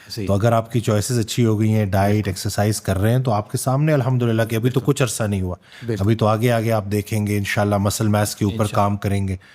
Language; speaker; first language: Urdu; native; Urdu